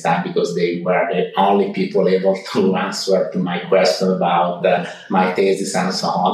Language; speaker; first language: English; non-native, fluent; Italian